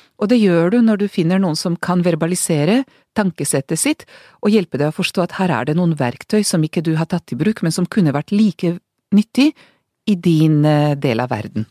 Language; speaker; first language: Norwegian; non-native, fluent; Hungarian